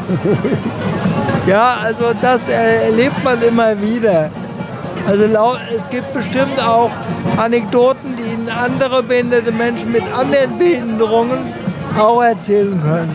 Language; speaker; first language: German; native; German